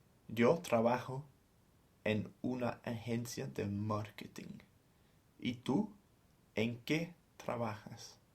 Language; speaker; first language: Spanish; non-native, fluent; English